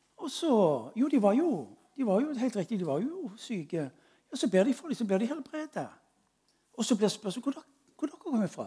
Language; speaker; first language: Norwegian; native; Norwegian